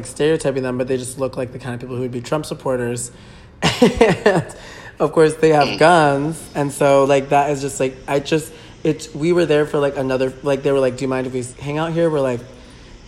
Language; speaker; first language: English; native; English